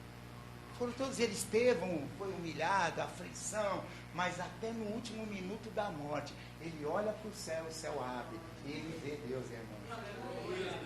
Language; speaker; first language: Portuguese; native; Portuguese